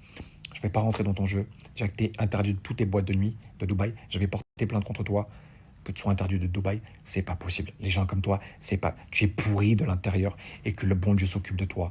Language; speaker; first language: French; native; French